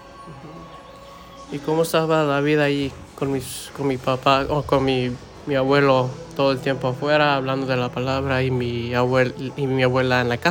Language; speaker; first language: Spanish; early bilingual, heritage; Spanish